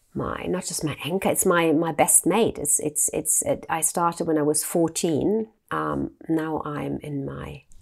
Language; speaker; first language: English; non-native, fluent; German